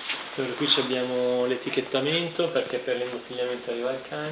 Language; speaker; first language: Italian; native; Italian